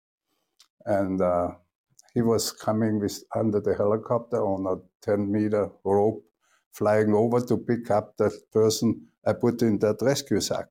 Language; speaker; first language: English; non-native, fluent; German